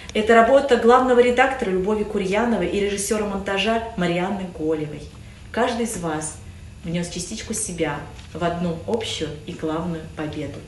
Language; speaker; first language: Russian; native; Russian